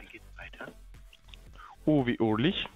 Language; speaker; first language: German; non-native, learner; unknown